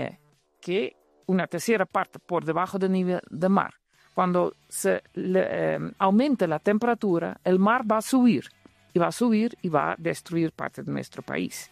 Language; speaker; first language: Spanish; non-native, fluent; Dutch